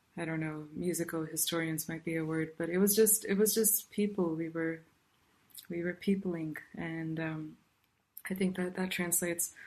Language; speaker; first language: English; non-native, local second language; Tamil